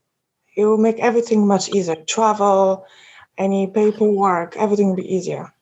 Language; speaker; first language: English; non-native, fluent; Polish